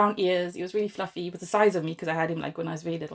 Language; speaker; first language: English; native; English